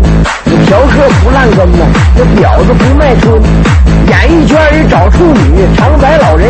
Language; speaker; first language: Chinese; native; Chinese